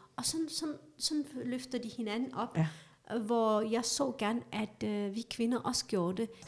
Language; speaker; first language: Danish; early bilingual, other home language; Kurdish